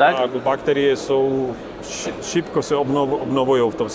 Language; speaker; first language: Polish; non-native, learner; Slovak